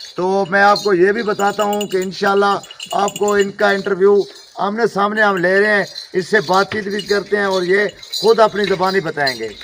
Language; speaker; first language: Urdu; non-native, local second language; Saraiki